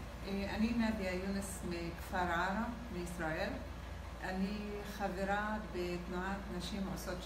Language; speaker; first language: Hebrew; non-native, local second language; Arabic